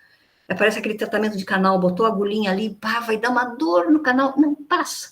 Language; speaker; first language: Portuguese; native; Portuguese